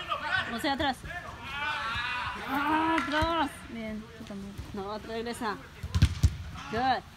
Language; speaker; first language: Spanish; early bilingual, heritage; Spanish